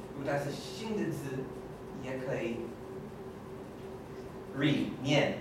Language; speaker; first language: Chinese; non-native, fluent; English